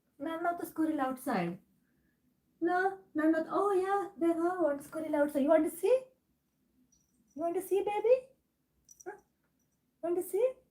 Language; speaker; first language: English; non-native, local second language; Malayalam